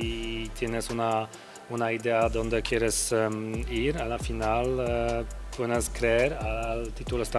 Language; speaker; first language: Spanish; non-native, learner; Polish